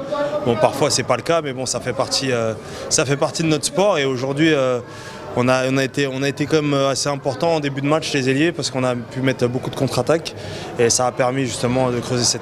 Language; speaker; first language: French; native; French